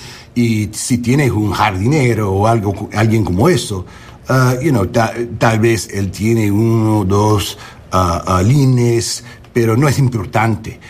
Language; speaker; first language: Spanish; non-native, learner; English